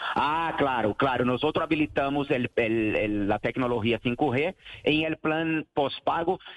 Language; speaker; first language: Spanish; non-native, learner; Portuguese